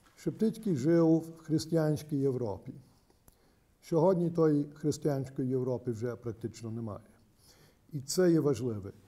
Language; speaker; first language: Ukrainian; early bilingual, heritage; Ukrainian